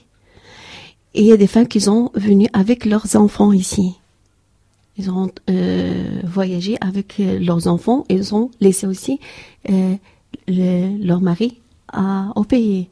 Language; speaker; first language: French; non-native, learner; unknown